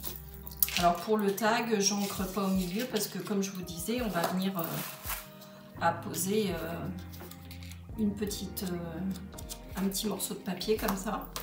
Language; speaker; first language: French; native; French